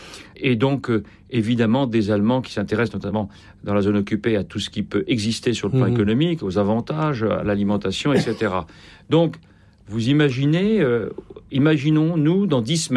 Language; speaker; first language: French; native; French